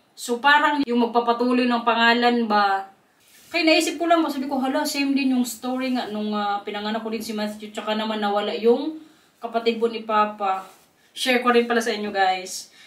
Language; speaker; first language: Filipino; non-native, local second language; Waray